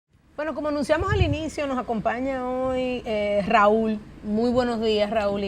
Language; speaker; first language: Spanish; native; Spanish